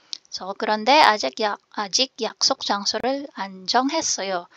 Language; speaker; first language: Korean; non-native, fluent; Filipino